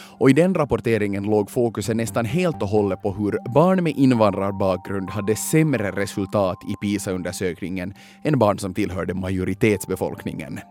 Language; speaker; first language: Swedish; native; Swedish